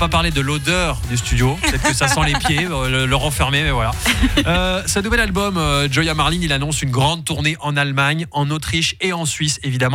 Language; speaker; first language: French; native; French